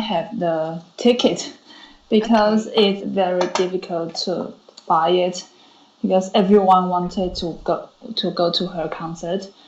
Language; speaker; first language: English; non-native, learner; Chinese